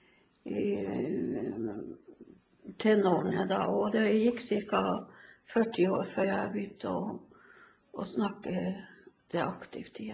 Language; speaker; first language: Norwegian; non-native, local second language; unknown